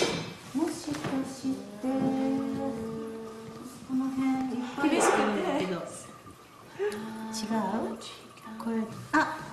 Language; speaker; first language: Japanese; native; Japanese